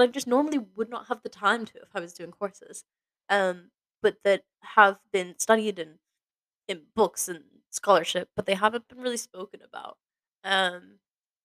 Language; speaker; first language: English; native; English